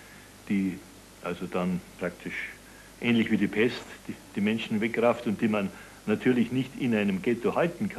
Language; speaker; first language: German; native; German